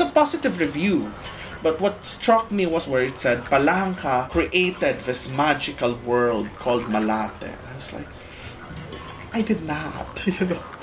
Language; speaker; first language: English; non-native, local second language; Bikol